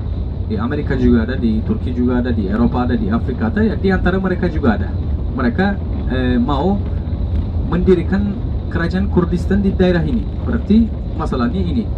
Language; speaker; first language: Indonesian; non-native, fluent; Turkish